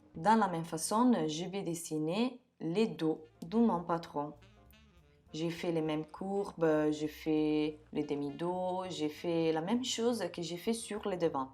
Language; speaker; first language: French; non-native, fluent; Italian